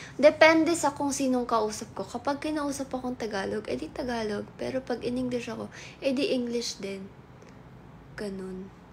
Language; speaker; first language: Filipino; native; Filipino